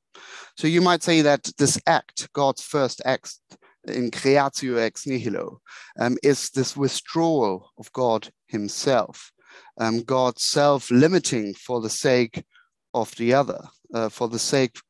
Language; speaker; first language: English; non-native, fluent; German